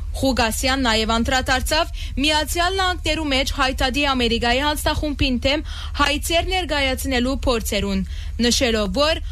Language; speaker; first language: Armenian; early bilingual, heritage; Armenian